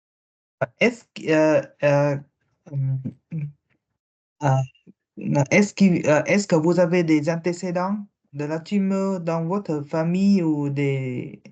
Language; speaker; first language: French; non-native, learner; Vietnamese